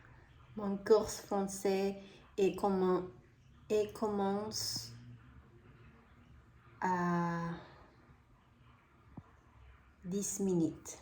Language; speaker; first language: French; non-native, learner; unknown